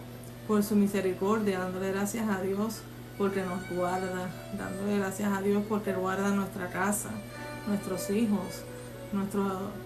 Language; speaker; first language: Spanish; native; Spanish